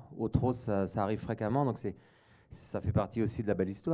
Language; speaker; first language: French; native; French